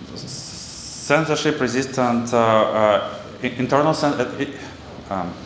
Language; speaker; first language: English; non-native, fluent; Russian